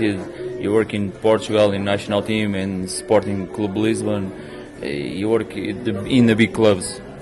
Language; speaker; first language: English; non-native, learner; Portuguese